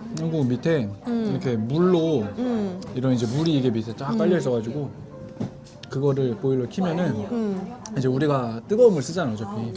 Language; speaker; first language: Korean; native; Korean